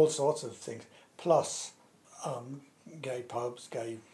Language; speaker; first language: English; native; English